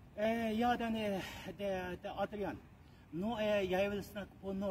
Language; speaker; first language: Norwegian; non-native, learner; Uyghur